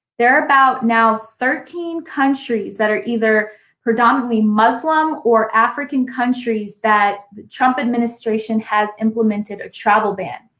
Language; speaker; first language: English; native; English